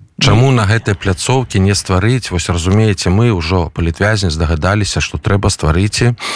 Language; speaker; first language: Belarusian; non-native, local second language; Russian